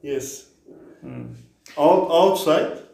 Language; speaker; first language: English; non-native, learner; Turkish